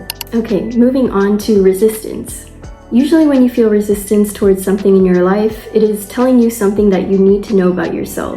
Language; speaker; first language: English; native; English